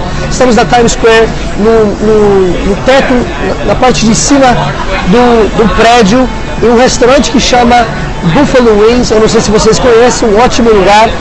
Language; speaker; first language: Portuguese; non-native, fluent; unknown